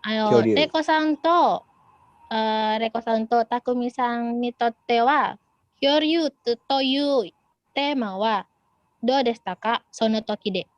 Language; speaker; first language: Japanese; non-native, learner; Indonesian